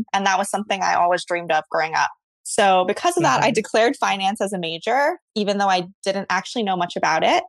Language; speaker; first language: English; native; English